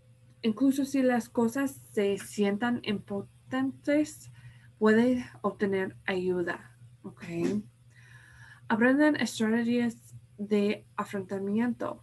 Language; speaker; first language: Spanish; non-native, fluent; English